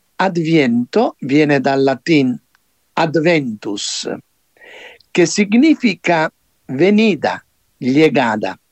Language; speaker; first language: Spanish; non-native, fluent; Italian